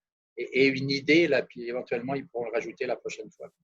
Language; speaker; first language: French; native; French